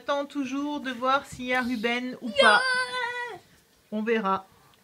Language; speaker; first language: French; native; French